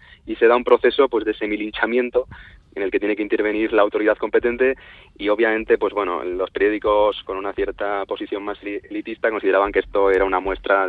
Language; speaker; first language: Spanish; native; Spanish